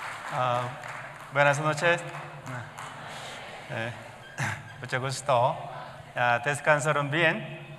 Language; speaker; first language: Spanish; non-native, learner; Korean